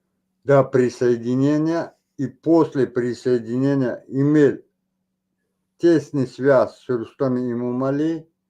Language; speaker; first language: Russian; non-native, local second language; Tajik